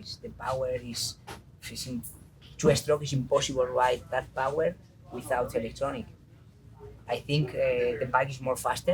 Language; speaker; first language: English; non-native, learner; Spanish